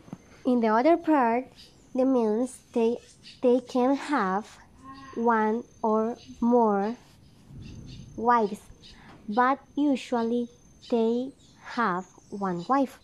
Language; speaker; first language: English; non-native, learner; Spanish